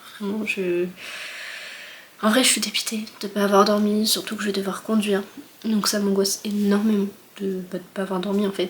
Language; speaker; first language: French; native; French